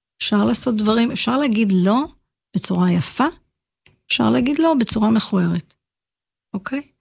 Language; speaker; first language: Hebrew; early bilingual, heritage; Hebrew